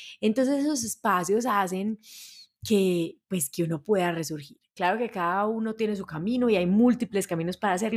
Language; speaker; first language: Spanish; native; Spanish